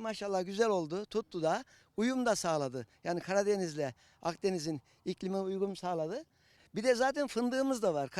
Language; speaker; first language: Turkish; native; Turkish